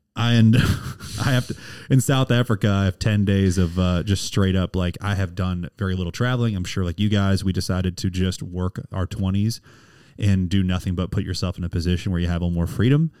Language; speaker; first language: English; native; English